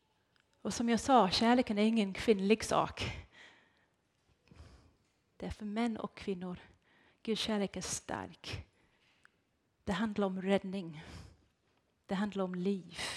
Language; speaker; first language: Swedish; non-native, fluent; English